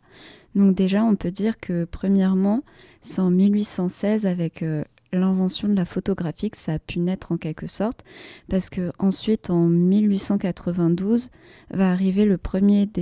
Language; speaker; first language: French; native; French